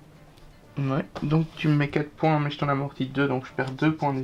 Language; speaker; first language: French; native; French